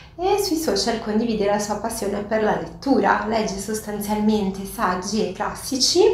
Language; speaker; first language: Italian; non-native, fluent; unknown